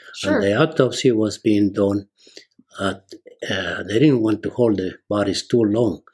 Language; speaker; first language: English; non-native, fluent; Spanish